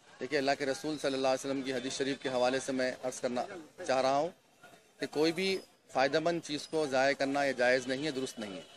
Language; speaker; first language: Urdu; native; Urdu